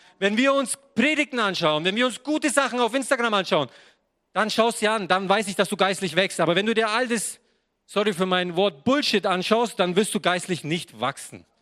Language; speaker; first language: German; non-native, fluent; Serbian